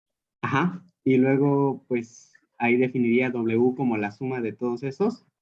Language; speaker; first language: Spanish; native; Spanish